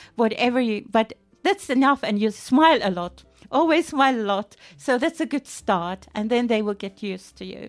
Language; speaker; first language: English; non-native, fluent; Finnish